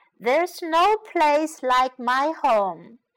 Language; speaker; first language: English; non-native, fluent; Chinese